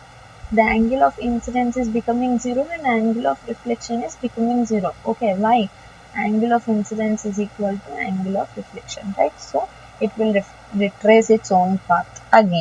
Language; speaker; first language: English; non-native, local second language; Telugu